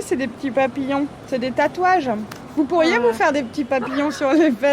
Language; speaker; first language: French; native; French